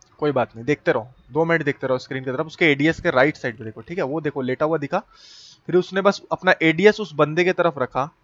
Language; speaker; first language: Hindi; native; Hindi